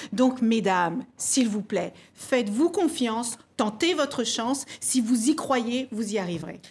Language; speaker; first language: French; early bilingual, other home language; Kabuverdianu